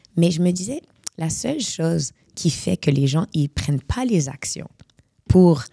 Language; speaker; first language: French; native; French